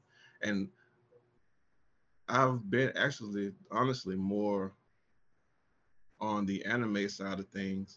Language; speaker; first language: English; native; English